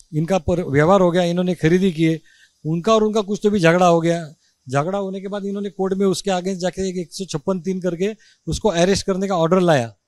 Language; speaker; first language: Hindi; non-native, local second language; Marathi